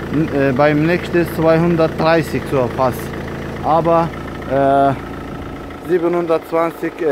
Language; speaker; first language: German; non-native, learner; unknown